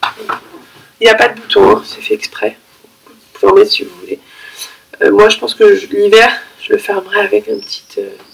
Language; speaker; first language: French; native; French